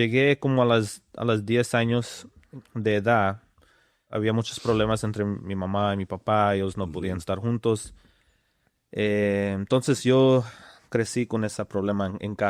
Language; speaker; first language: Spanish; early bilingual, other home language; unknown